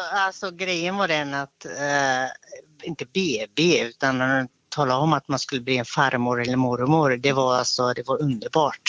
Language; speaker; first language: Swedish; native; Swedish